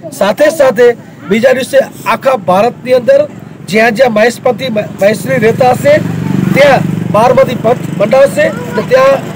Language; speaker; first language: Gujarati; non-native, local second language; Kachhi